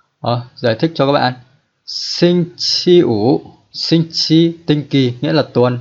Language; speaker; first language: Chinese; non-native, fluent; Vietnamese